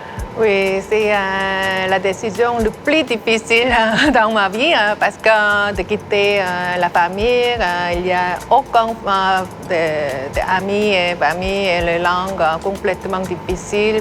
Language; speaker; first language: French; non-native, fluent; Korean